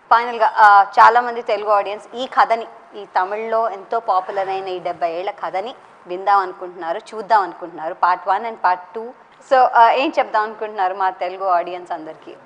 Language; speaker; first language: Telugu; native; Telugu